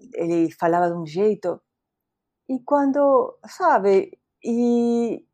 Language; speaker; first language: Portuguese; non-native, fluent; Spanish